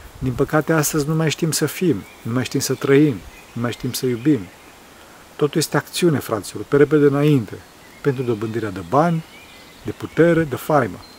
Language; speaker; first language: Romanian; early bilingual, heritage; Romanian